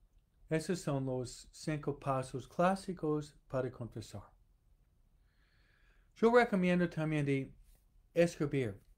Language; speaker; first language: Spanish; non-native, fluent; English